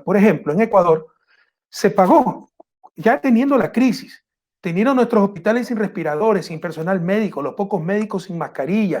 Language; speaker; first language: Spanish; native; Spanish